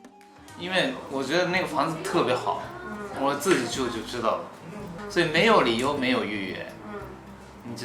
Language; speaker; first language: Chinese; non-native, fluent; Japanese